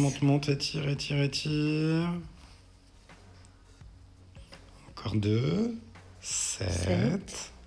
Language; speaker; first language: French; native; French